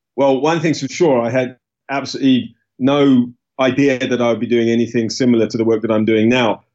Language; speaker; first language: English; native; English